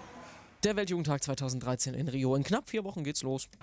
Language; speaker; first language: German; native; German